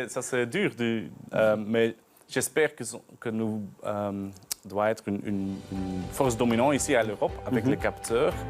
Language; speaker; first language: French; non-native, learner; Dutch